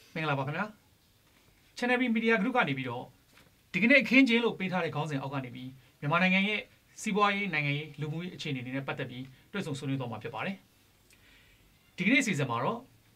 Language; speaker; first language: Burmese; native; Burmese